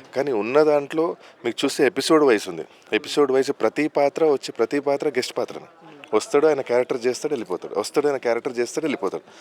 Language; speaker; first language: Telugu; native; Telugu